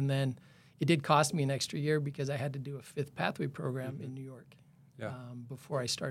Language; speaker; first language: English; native; English